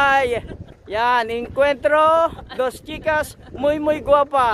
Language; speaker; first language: Spanish; non-native, learner; Filipino